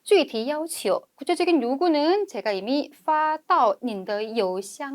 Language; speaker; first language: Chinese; non-native, fluent; Korean